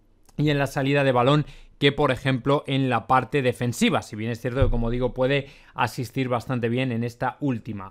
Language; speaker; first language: Spanish; native; Spanish